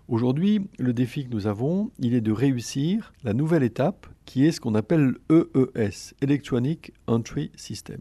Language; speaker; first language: French; native; French